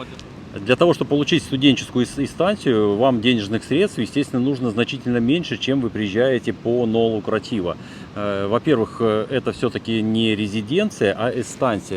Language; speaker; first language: Russian; native; Russian